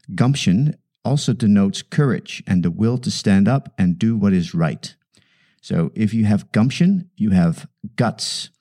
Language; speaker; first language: English; non-native, fluent; Dutch